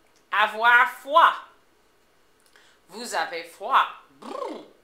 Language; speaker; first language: French; non-native, fluent; English